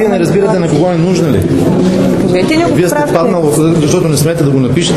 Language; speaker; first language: Bulgarian; native; Bulgarian